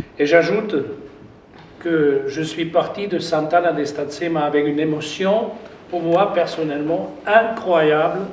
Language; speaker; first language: French; non-native, fluent; German